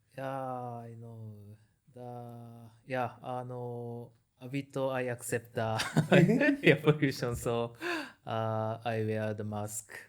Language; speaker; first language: English; non-native, learner; Japanese